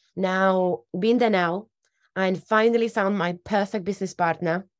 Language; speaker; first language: English; non-native, fluent; Slovak